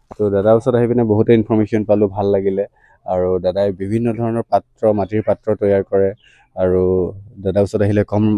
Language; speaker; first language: Assamese; native; Assamese